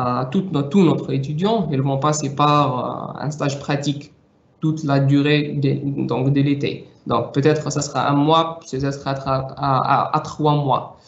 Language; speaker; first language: French; non-native, local second language; Arabic